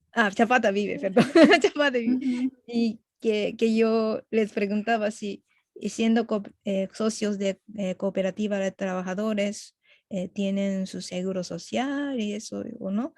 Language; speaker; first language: Spanish; non-native, fluent; Japanese